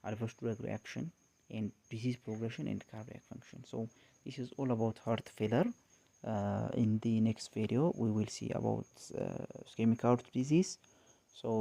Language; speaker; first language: English; non-native, local second language; Amharic